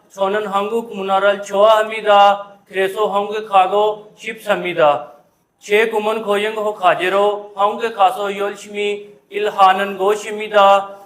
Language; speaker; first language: Korean; non-native, learner; Urdu